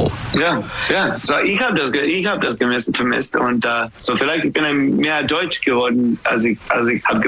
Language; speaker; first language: German; non-native, fluent; English